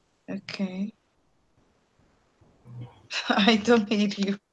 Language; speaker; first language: English; non-native, learner; Spanish